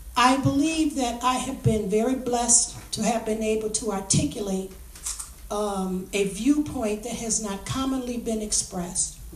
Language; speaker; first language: English; native; English